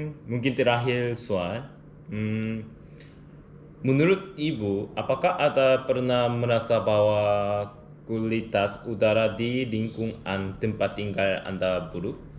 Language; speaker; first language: Indonesian; non-native, learner; Korean